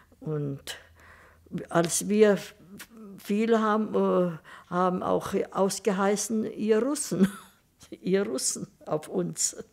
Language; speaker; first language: German; early bilingual, heritage; German